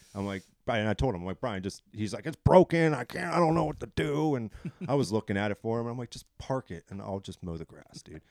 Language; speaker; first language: English; native; English